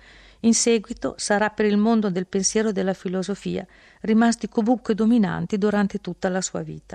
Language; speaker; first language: Italian; native; Italian